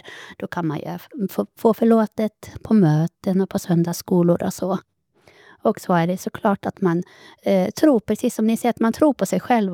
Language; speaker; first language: Swedish; native; Swedish